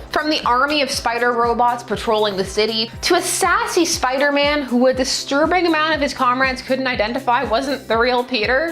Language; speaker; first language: English; native; English